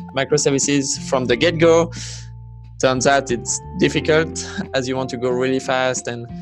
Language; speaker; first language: English; non-native, fluent; French